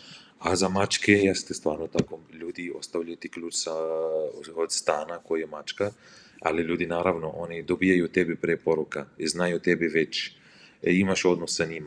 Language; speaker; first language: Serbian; non-native, learner; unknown